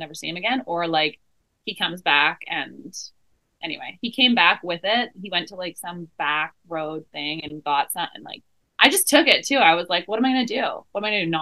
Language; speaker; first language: English; native; English